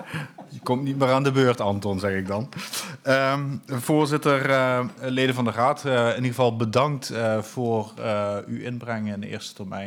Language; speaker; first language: Dutch; native; Dutch